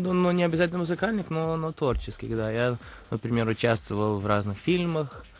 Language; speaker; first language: Russian; early bilingual, heritage; Russian